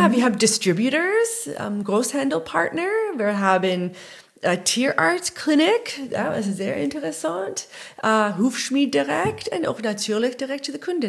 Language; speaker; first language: German; non-native, learner; English